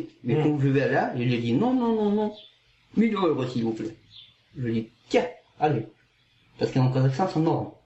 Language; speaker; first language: French; non-native, learner; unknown